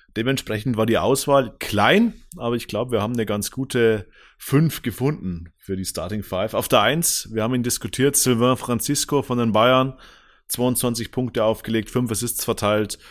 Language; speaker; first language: German; native; German